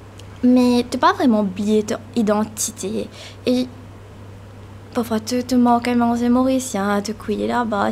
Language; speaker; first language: French; non-native, local second language; Morisyen